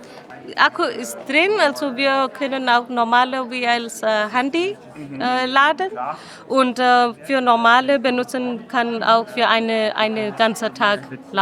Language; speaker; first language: German; non-native, learner; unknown